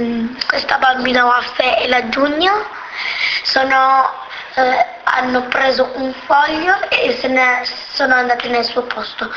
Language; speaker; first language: Italian; non-native, local second language; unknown